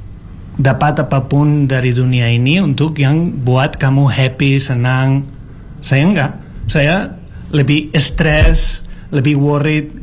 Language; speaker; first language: Indonesian; non-native, learner; Spanish